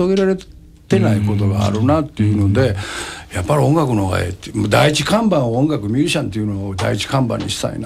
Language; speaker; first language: Japanese; native; Japanese